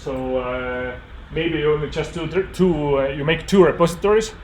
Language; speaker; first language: English; non-native, fluent; Estonian